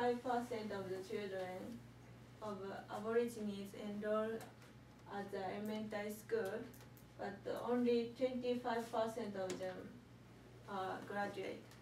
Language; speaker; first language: English; non-native, learner; Japanese